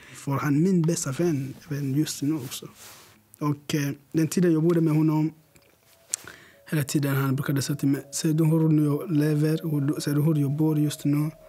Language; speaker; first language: Swedish; non-native, learner; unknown